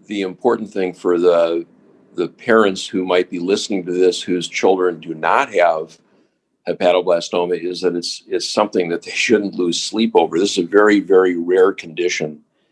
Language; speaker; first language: English; native; English